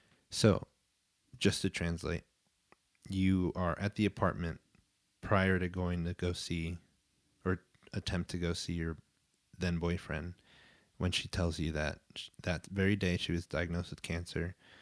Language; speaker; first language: English; early bilingual, other home language; Spanish